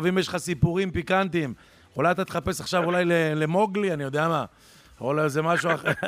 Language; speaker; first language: Hebrew; native; Hebrew